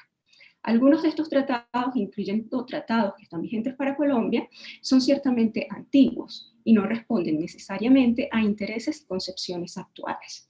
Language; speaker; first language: Spanish; native; Spanish